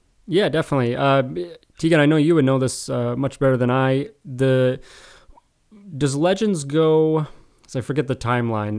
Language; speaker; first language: English; native; English